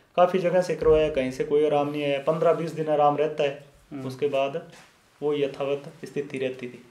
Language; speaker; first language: Hindi; native; Hindi